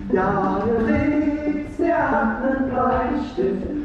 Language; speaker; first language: German; native; German